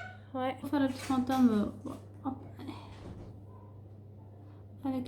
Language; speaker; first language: French; native; French